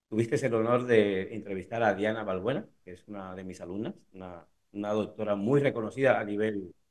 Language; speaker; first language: Spanish; native; Spanish